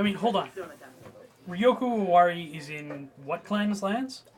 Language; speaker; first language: English; native; English